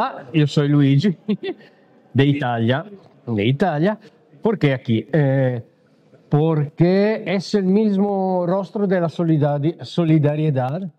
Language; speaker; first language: Spanish; non-native, learner; Italian